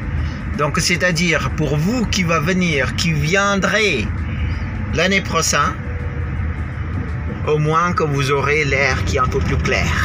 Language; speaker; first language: French; non-native, fluent; Indonesian